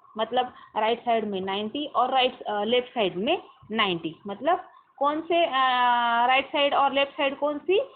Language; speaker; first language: Hindi; non-native, local second language; Marathi